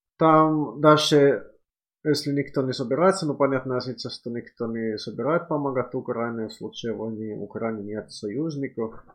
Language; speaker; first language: Russian; non-native, fluent; Finnish